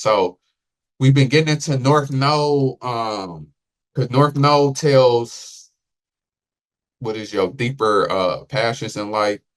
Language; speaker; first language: English; native; English